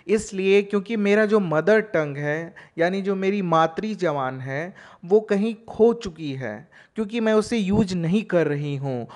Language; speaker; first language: Hindi; native; Hindi